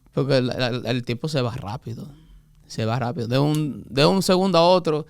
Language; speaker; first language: Spanish; early bilingual, heritage; Spanish